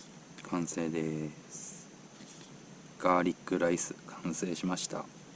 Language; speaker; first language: Japanese; native; Japanese